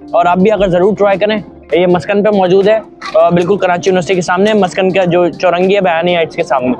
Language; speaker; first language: Urdu; native; Urdu